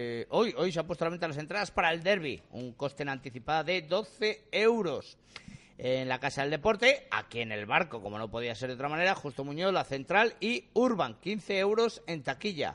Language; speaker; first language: Spanish; native; Spanish